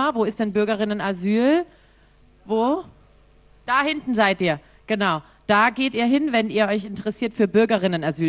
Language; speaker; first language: German; native; German